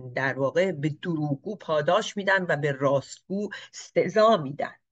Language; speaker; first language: Persian; native; Persian